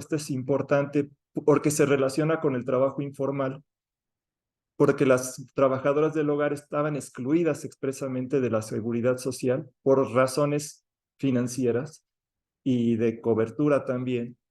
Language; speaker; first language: Spanish; native; Spanish